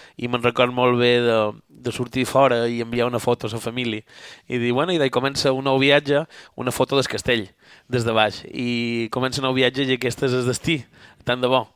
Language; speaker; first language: Catalan; native; Catalan